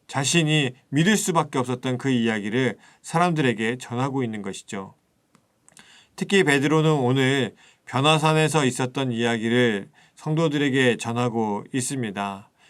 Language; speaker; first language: Korean; native; Korean